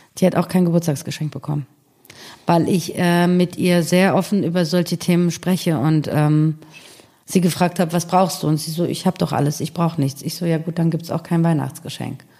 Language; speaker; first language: German; early bilingual, other home language; Persian